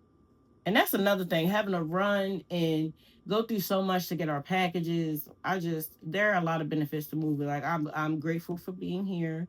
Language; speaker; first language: English; native; English